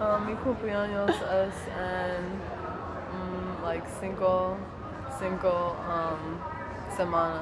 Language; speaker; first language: Spanish; non-native, learner; English